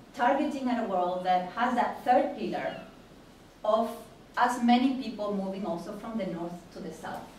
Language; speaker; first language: English; non-native, fluent; Spanish